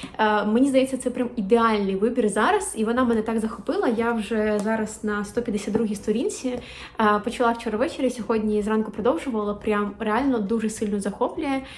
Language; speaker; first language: Ukrainian; native; Ukrainian